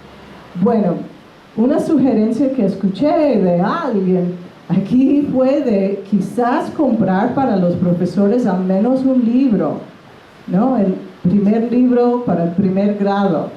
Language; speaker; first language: Spanish; non-native, fluent; English